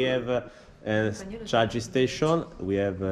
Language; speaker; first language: English; non-native, learner; Italian